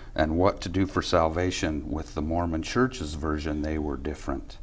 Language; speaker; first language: English; native; English